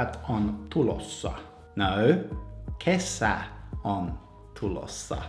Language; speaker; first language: Finnish; non-native, learner; English